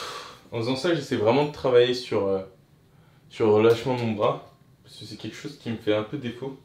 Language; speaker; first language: French; native; French